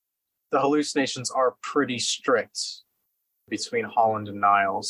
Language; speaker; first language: English; native; English